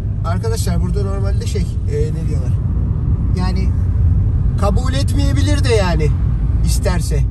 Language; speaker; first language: Turkish; native; Turkish